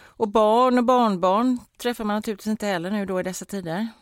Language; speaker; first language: Swedish; native; Swedish